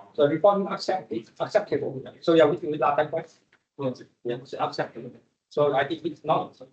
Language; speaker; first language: English; non-native, learner; Vietnamese